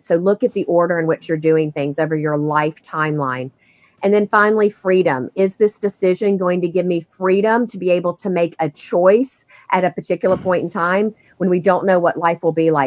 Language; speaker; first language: English; native; English